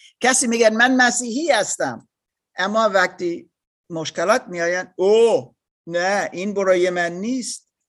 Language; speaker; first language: Persian; non-native, learner; English